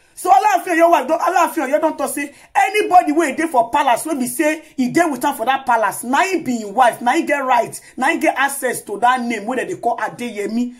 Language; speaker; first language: Nigerian Pidgin; non-native, local second language; Yoruba